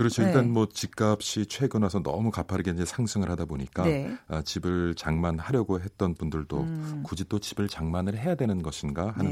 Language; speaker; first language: Korean; native; Korean